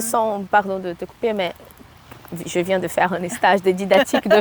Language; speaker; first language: French; non-native, fluent; Portuguese